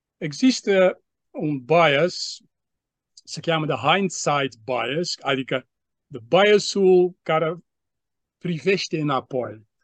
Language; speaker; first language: Romanian; non-native, fluent; Dutch